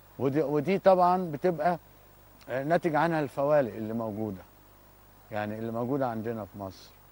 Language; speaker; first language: Arabic; native; Arabic